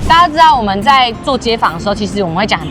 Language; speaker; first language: Chinese; native; Chinese